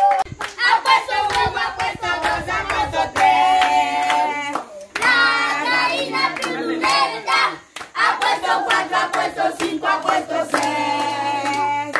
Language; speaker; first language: Spanish; native; Spanish